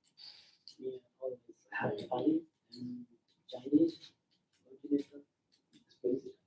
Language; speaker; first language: English; non-native, learner; Nepali